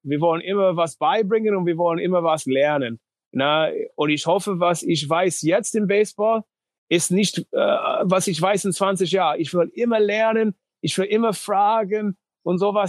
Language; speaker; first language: German; non-native, learner; English